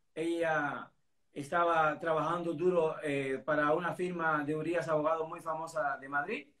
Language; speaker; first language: Spanish; native; Spanish